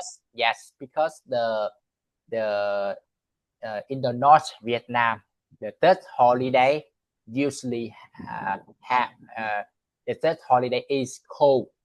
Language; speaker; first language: English; non-native, learner; Vietnamese